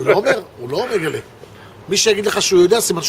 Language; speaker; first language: Hebrew; native; Hebrew